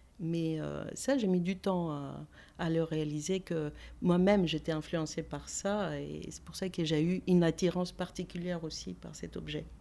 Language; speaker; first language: French; non-native, fluent; Greek